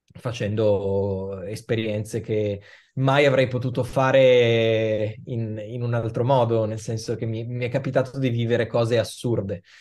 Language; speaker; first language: Italian; native; Italian